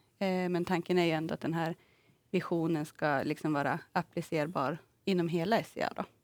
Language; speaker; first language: Swedish; native; Swedish